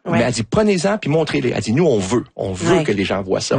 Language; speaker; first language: French; native; French